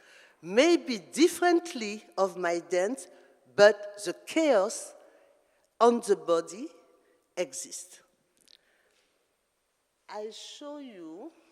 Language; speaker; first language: English; non-native, learner; French